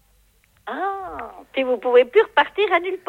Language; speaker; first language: French; native; French